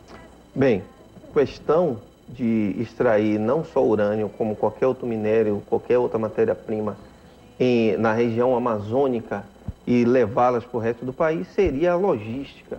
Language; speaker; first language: Portuguese; native; Portuguese